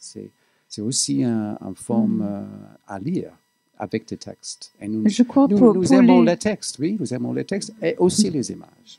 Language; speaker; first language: French; non-native, fluent; English